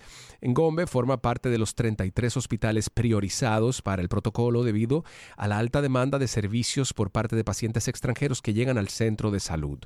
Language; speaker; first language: Spanish; native; Spanish